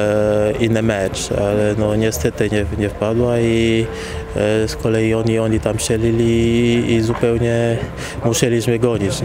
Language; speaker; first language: Polish; non-native, fluent; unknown